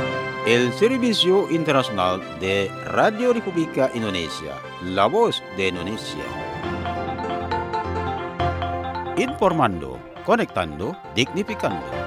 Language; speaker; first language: Spanish; non-native, fluent; Indonesian